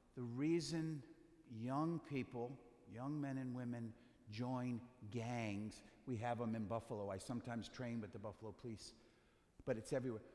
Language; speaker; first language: English; native; English